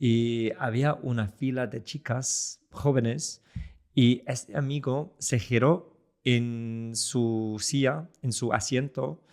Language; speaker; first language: Spanish; non-native, fluent; English